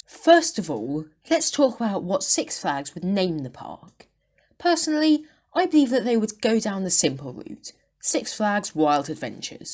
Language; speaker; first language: English; native; English